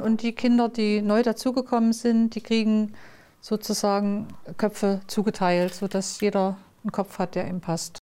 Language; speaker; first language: German; native; German